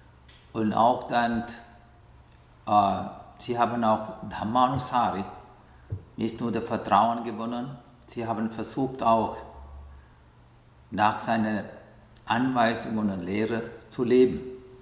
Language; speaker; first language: German; non-native, learner; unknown